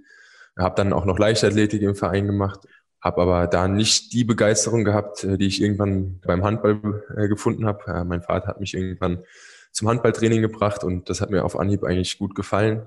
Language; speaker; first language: German; native; German